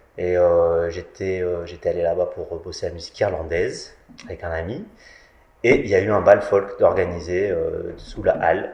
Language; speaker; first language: French; native; French